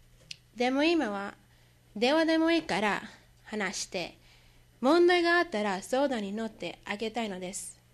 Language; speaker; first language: Japanese; non-native, learner; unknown